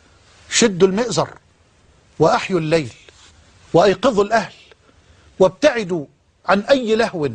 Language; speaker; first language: Arabic; native; Arabic